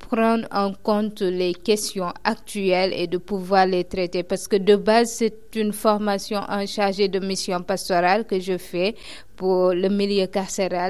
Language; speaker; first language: French; non-native, local second language; Wolof